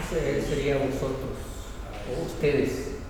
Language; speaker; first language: Spanish; non-native, local second language; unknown